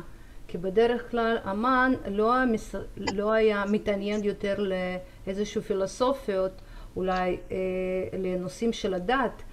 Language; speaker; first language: Hebrew; non-native, fluent; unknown